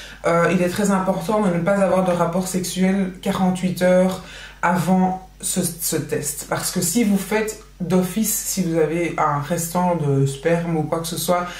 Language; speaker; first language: French; native; French